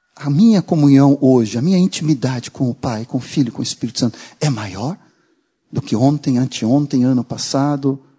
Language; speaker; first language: Portuguese; non-native, fluent; Swedish